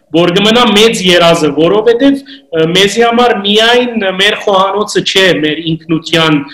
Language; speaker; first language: Armenian; native; Armenian